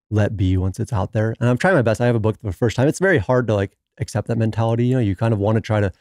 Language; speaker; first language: English; native; English